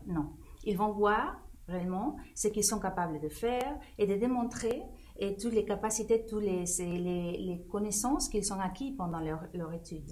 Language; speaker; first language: French; non-native, fluent; Spanish